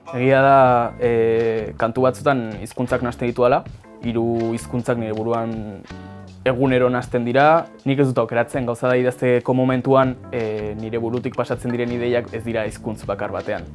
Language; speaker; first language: Basque; non-native, local second language; Spanish